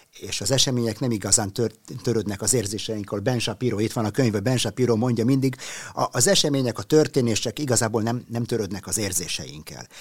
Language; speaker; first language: Hungarian; native; Hungarian